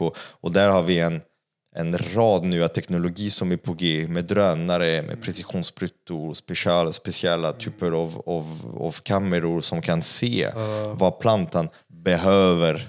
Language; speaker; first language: Swedish; non-native, fluent; French